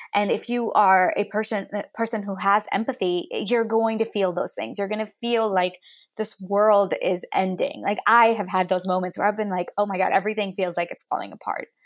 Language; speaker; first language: English; native; English